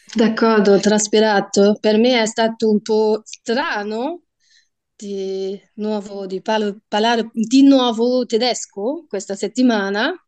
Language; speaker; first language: Italian; non-native, learner; German